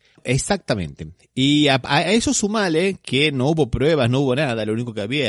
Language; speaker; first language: Spanish; native; Spanish